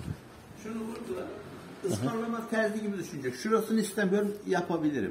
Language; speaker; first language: Turkish; native; Turkish